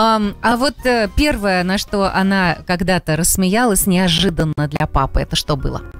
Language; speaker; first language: Russian; native; Russian